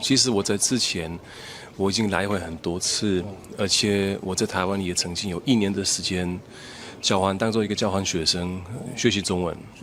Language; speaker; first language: Chinese; non-native, fluent; German